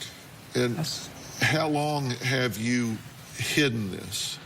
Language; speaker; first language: English; native; English